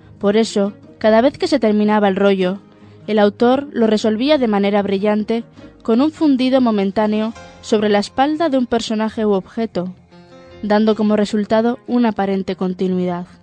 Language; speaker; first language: Spanish; native; Spanish